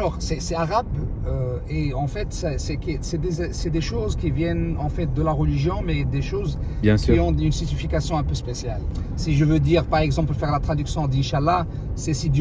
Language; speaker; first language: French; non-native, local second language; Arabic